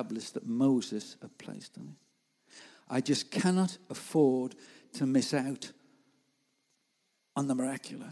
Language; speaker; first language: English; native; English